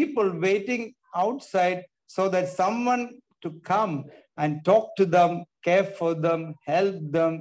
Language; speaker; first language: English; non-native, local second language; Malayalam